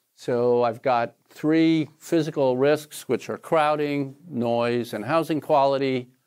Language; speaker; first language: English; native; English